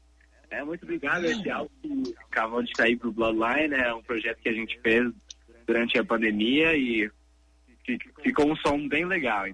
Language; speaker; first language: Portuguese; early bilingual, heritage; English